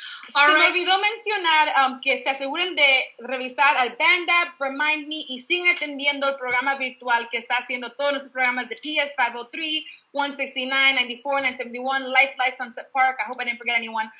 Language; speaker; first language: Spanish; early bilingual, heritage; Spanish